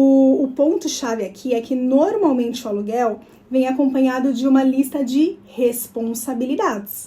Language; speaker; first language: Portuguese; native; Portuguese